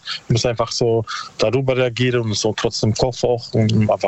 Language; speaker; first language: German; non-native, learner; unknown